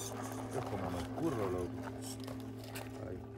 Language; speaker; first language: Spanish; native; Spanish